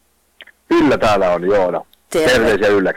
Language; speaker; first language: Finnish; native; Finnish